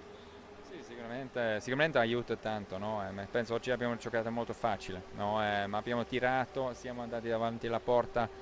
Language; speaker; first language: Italian; non-native, local second language; German